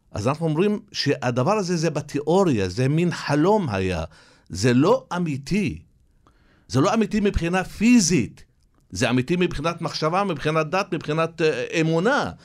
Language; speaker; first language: Hebrew; non-native, local second language; Arabic